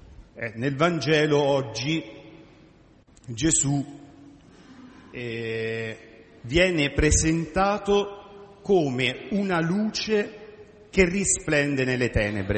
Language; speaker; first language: Italian; native; Italian